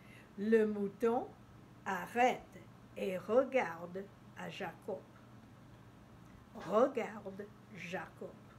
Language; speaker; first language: French; non-native, fluent; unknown